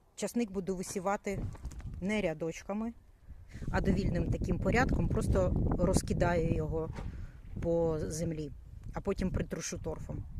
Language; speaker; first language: Ukrainian; native; Ukrainian